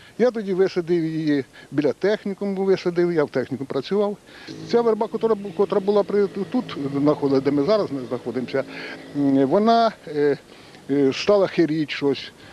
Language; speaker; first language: Ukrainian; native; Ukrainian